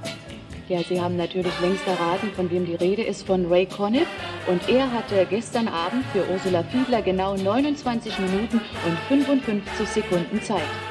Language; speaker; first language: German; native; German